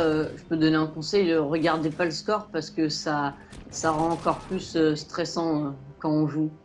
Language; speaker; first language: French; native; French